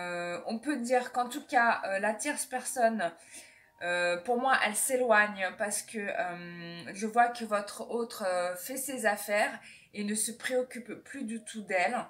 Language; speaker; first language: French; native; French